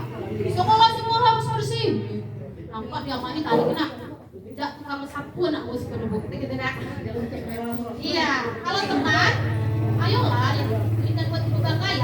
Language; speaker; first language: Indonesian; non-native, local second language; Minangkabau